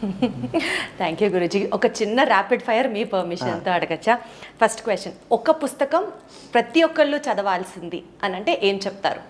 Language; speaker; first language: Telugu; native; Telugu